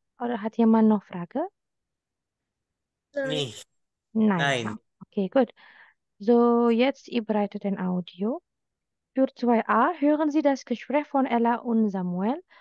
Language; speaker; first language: German; non-native, fluent; Indonesian